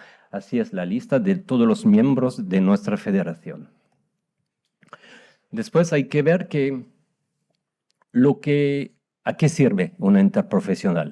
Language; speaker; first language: Spanish; non-native, fluent; French